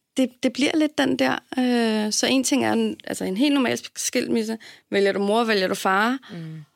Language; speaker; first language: Danish; native; Danish